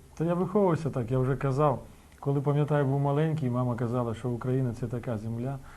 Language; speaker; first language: Ukrainian; early bilingual, heritage; Ukrainian